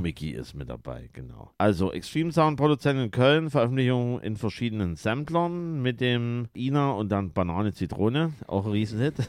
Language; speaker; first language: German; native; German